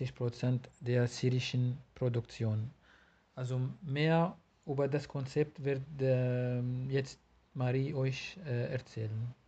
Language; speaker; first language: German; non-native, learner; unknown